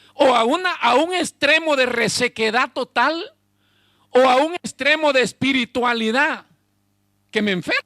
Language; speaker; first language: Spanish; native; Spanish